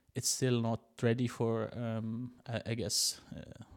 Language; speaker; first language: English; non-native, fluent; Arabic